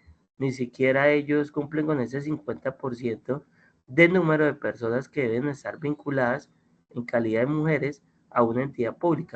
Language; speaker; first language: Spanish; native; Spanish